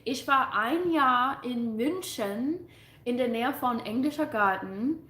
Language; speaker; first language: German; non-native, fluent; English